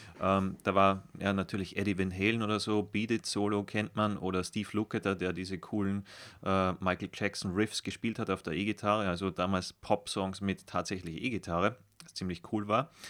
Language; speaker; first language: German; native; German